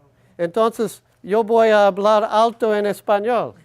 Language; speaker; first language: Spanish; non-native, learner; English